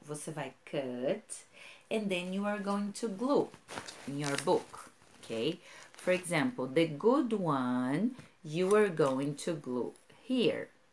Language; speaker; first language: English; non-native, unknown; Portuguese